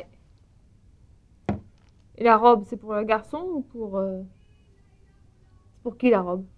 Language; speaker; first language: French; native; French